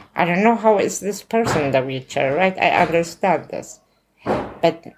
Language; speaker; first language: English; non-native, learner; Arabic